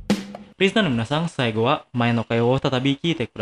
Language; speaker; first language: Japanese; non-native, fluent; Indonesian